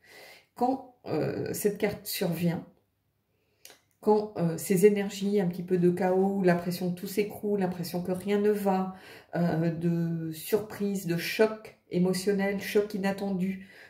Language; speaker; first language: French; native; French